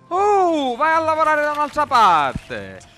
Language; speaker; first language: Italian; native; Italian